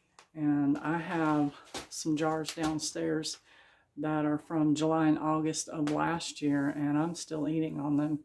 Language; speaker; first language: English; native; English